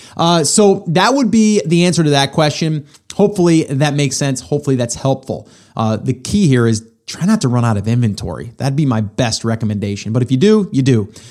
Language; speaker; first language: English; native; English